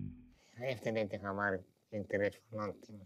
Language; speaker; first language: Swedish; non-native, local second language; Finnish